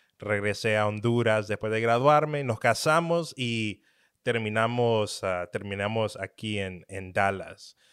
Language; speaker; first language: Spanish; native; Spanish